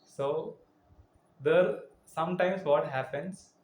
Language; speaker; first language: English; non-native, local second language; Malayalam